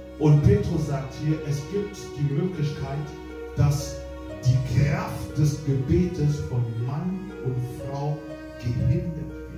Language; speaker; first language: German; non-native, fluent; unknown